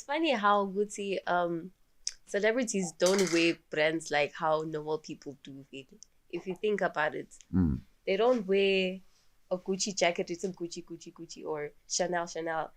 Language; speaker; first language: English; non-native, local second language; Swati